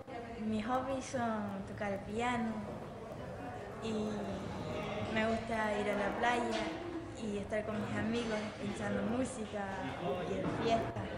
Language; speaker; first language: Spanish; non-native, learner; German